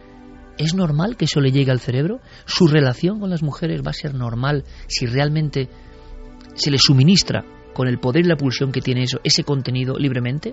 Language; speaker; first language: Spanish; native; Spanish